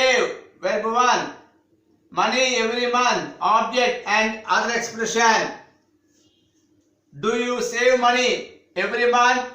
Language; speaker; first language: English; non-native, local second language; Telugu